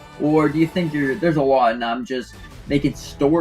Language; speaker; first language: English; native; English